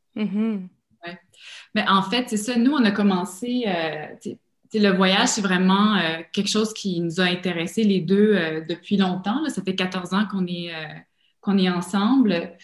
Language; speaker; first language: French; native; French